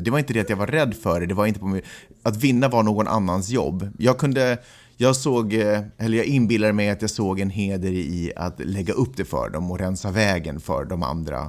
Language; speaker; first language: Swedish; native; Swedish